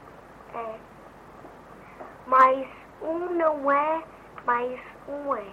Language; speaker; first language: Portuguese; early bilingual, heritage; Portuguese